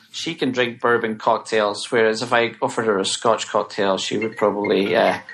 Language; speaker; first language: English; native; English